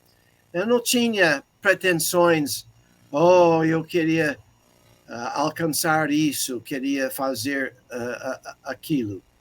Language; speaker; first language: Portuguese; non-native, fluent; English